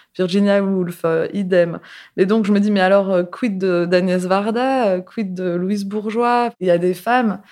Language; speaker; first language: French; native; French